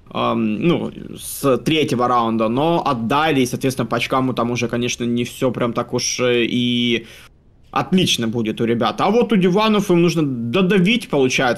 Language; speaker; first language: Russian; native; Russian